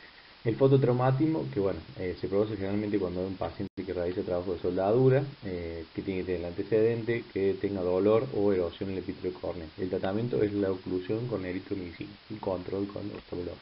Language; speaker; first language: Spanish; native; Spanish